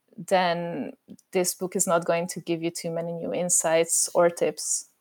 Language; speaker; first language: English; non-native, fluent; Hungarian